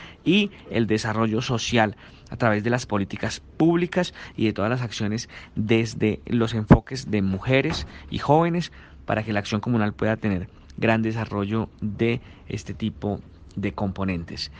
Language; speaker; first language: Spanish; native; Spanish